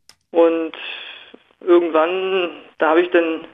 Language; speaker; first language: German; native; German